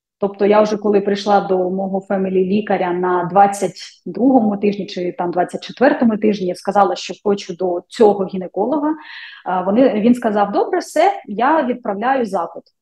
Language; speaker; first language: Ukrainian; native; Ukrainian